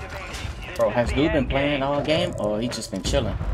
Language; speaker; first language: English; native; English